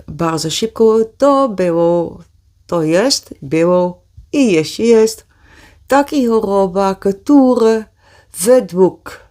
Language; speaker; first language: Polish; non-native, learner; Dutch